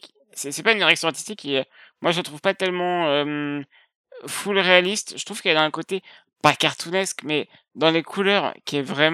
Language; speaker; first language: French; native; French